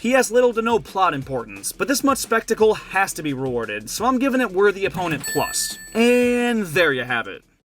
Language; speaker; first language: English; native; English